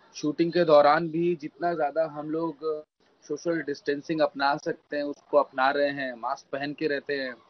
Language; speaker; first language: Hindi; native; Hindi